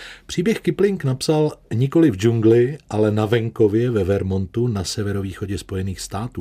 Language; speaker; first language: Czech; native; Czech